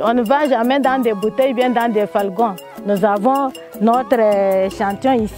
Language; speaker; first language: French; non-native, local second language; Luba-Lulua